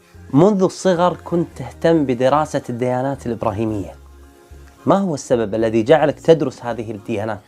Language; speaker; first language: Arabic; native; Arabic